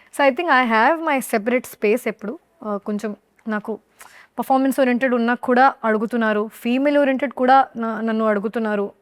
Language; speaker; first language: Telugu; non-native, learner; Hindi